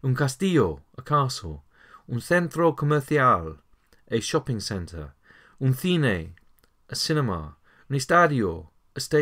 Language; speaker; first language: Spanish; non-native, learner; English